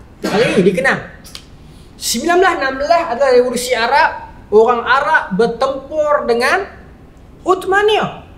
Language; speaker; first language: Malay; native; Malay